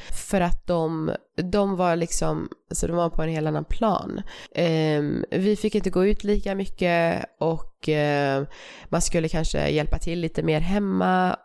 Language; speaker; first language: Swedish; early bilingual, other home language; Persian